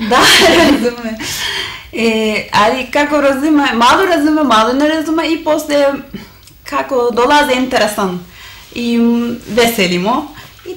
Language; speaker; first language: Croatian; non-native, learner; Turkish